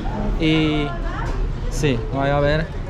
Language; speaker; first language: Spanish; non-native, learner; Polish